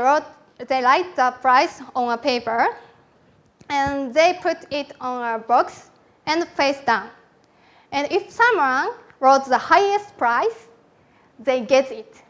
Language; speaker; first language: English; non-native, learner; Japanese